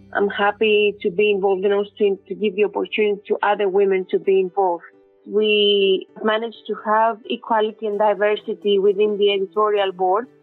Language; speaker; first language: English; non-native, fluent; Greek